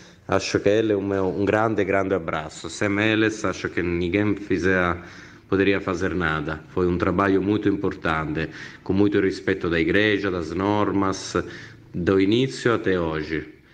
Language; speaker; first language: Portuguese; non-native, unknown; Italian